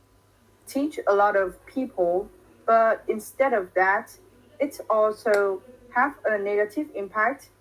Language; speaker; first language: English; non-native, fluent; Vietnamese